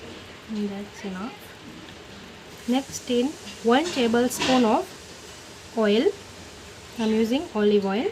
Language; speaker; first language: English; non-native, local second language; Gujarati